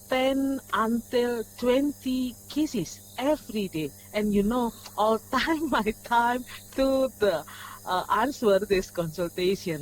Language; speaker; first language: English; non-native, learner; Indonesian